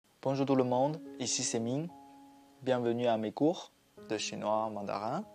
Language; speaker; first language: French; non-native, fluent; Chinese